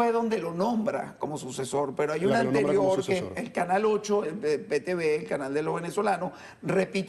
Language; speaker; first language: Spanish; native; Spanish